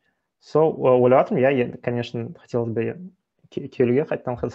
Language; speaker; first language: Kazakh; non-native, local second language; Russian